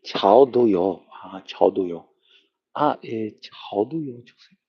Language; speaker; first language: Korean; non-native, learner; English